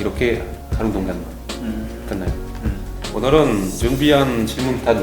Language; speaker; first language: Korean; non-native, learner; French